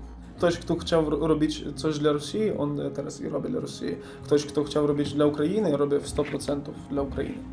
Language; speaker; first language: Polish; non-native, learner; Ukrainian